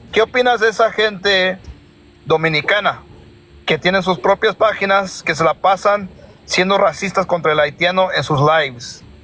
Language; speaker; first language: Spanish; native; Spanish